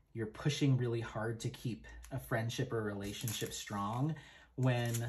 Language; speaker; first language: English; native; English